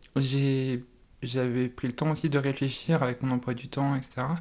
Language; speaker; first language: French; native; French